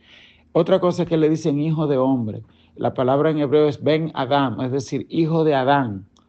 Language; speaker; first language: Spanish; native; Spanish